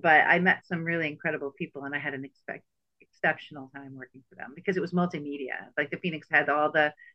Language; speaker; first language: English; native; English